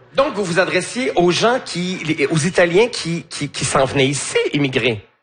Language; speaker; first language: French; native; French